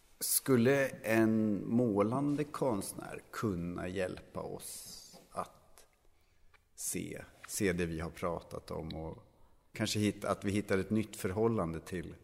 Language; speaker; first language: Swedish; native; Swedish